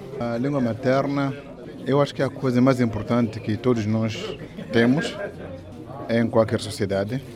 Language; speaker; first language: Portuguese; non-native, local second language; Yao